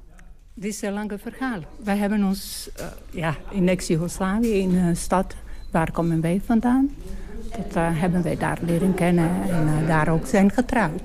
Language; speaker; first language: Dutch; non-native, learner; Bosnian